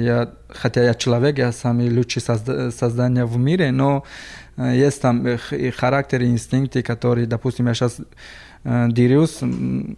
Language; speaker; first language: Russian; non-native, fluent; Tajik